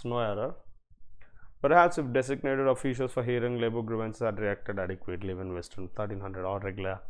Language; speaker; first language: English; non-native, local second language; Telugu